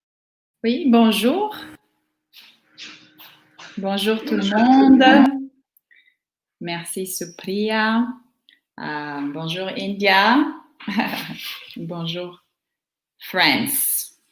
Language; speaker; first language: French; non-native, fluent; Portuguese